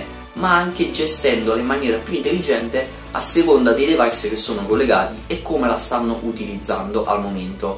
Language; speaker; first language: Italian; native; Italian